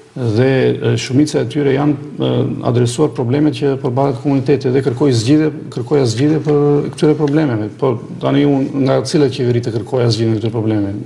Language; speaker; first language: Albanian; non-native, local second language; Macedonian